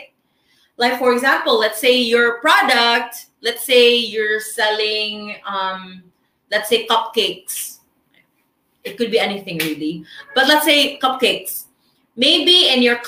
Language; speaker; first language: English; non-native, local second language; Filipino